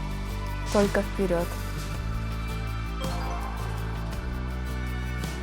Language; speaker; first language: Russian; non-native, local second language; Kazakh